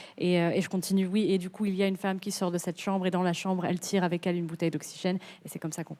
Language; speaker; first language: French; native; French